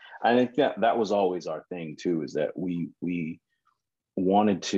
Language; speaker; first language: English; native; English